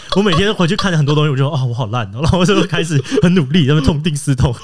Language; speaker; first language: Chinese; native; Chinese